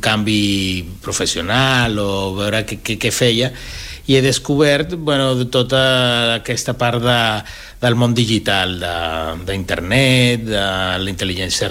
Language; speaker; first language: Catalan; non-native, fluent; Spanish